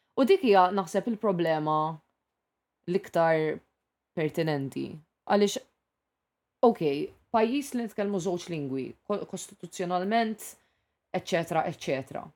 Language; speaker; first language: Maltese; native; Maltese